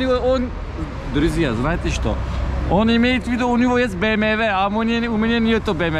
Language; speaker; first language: Russian; non-native, learner; Turkish